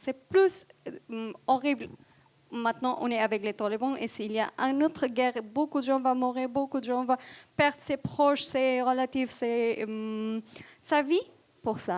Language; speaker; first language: French; non-native, fluent; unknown